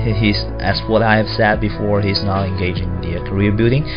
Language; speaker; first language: English; non-native, fluent; Chinese